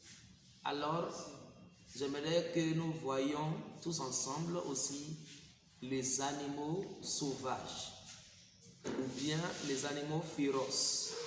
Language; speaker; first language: French; non-native, fluent; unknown